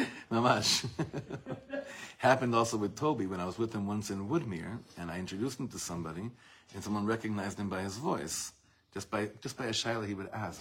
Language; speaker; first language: English; native; English